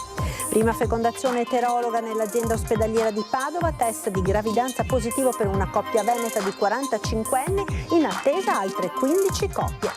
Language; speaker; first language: Italian; native; Italian